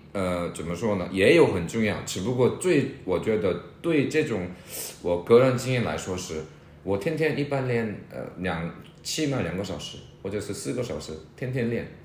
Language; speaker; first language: Chinese; non-native, fluent; Korean